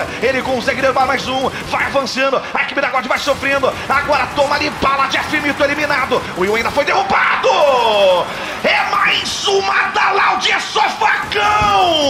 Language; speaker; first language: Portuguese; native; Portuguese